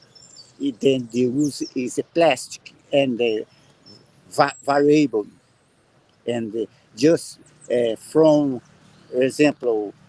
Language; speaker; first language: English; non-native, learner; Portuguese